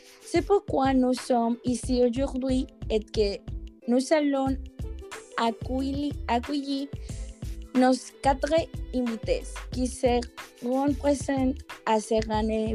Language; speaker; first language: French; non-native, learner; Spanish